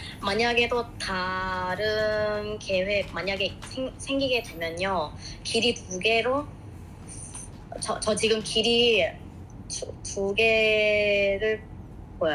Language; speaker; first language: Korean; non-native, fluent; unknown